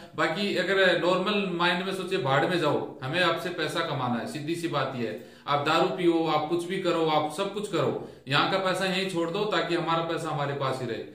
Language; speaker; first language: Hindi; native; Hindi